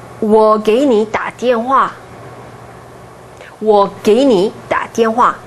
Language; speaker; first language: Chinese; non-native, fluent; Korean